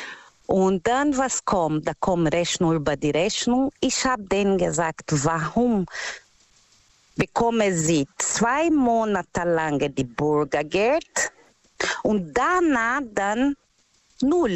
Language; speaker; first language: German; non-native, learner; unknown